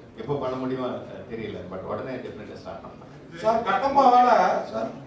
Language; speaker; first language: Tamil; non-native, local second language; Telugu